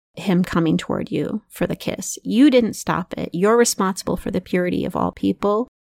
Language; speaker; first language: English; native; English